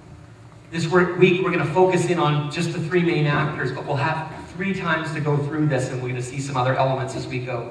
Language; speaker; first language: English; native; English